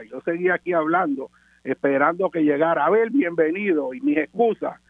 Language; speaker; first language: Spanish; native; Spanish